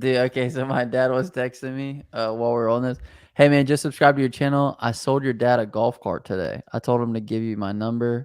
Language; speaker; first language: English; native; English